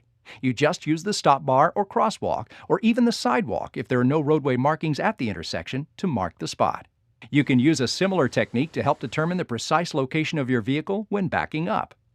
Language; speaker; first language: English; native; English